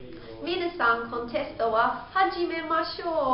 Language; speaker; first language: Japanese; non-native, learner; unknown